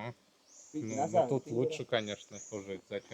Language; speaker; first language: Russian; native; Russian